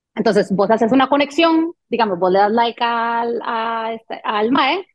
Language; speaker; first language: Spanish; early bilingual, other home language; French